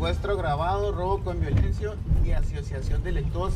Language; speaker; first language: Spanish; native; Spanish